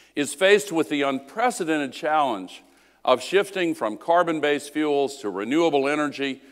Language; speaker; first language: English; native; English